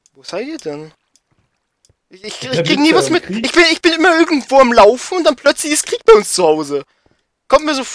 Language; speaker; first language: German; native; German